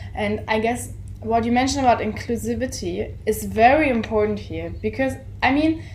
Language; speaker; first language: English; non-native, fluent; German